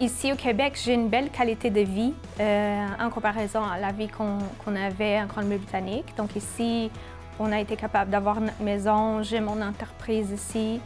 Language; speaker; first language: French; non-native, fluent; Portuguese